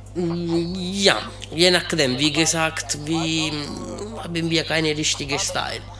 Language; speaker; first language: German; non-native, learner; Italian